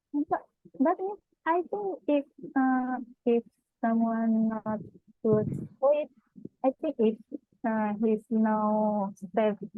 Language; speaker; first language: English; non-native, learner; Indonesian